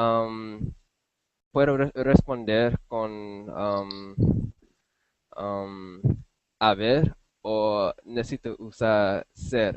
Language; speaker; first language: Spanish; non-native, learner; English